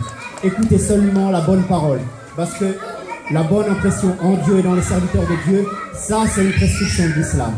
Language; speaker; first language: French; native; French